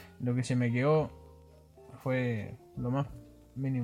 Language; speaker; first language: Spanish; native; Spanish